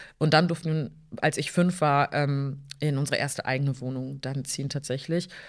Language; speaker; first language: German; early bilingual, other home language; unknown